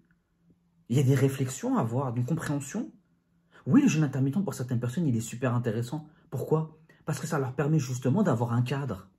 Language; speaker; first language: French; native; French